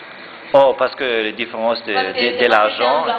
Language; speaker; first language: French; non-native, learner; German